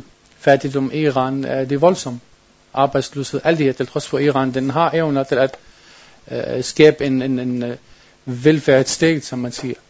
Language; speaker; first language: Danish; non-native, learner; Arabic